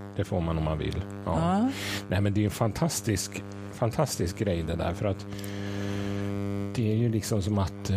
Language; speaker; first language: Swedish; native; Swedish